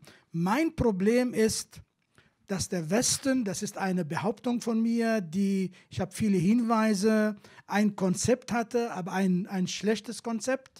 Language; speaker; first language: German; non-native, fluent; Kurdish